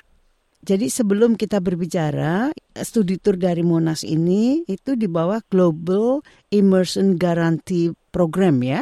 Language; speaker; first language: Indonesian; native; Indonesian